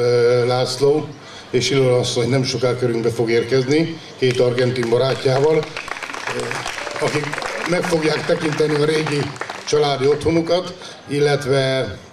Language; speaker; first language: Hungarian; native; Hungarian